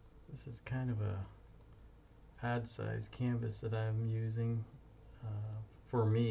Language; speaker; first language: English; native; English